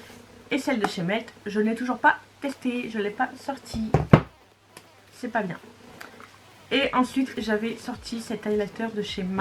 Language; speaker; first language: French; native; French